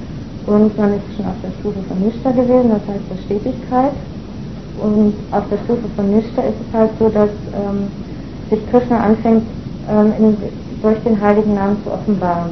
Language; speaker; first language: German; native; German